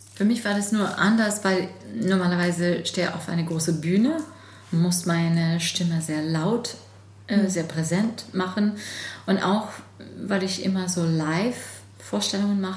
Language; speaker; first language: German; non-native, fluent; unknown